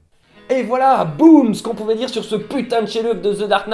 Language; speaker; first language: French; native; French